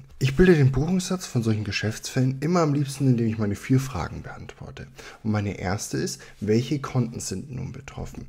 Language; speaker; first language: German; native; German